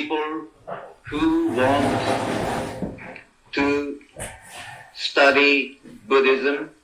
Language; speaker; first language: English; non-native, learner; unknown